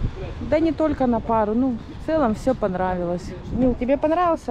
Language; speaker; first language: Russian; native; Russian